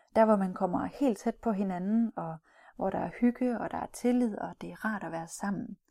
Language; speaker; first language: Danish; native; Danish